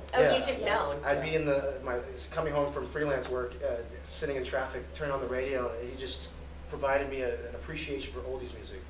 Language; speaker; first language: English; native; English